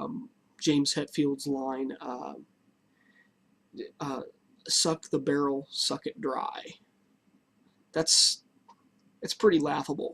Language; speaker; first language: English; native; English